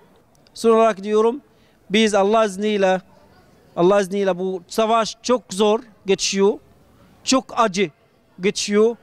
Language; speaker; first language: Turkish; non-native, fluent; Arabic